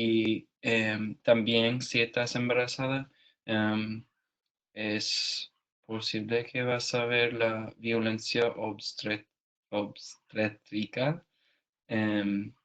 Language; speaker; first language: Spanish; non-native, learner; English